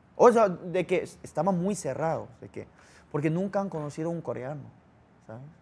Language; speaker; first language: Spanish; early bilingual, other home language; Korean